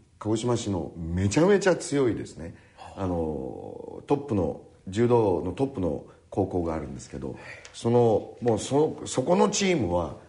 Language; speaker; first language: Japanese; native; Japanese